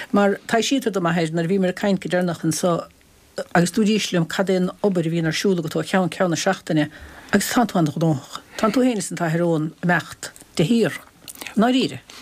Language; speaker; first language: Irish; native; Irish